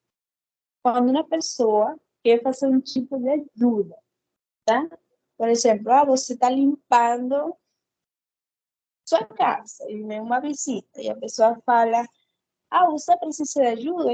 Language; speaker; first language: Portuguese; non-native, fluent; Spanish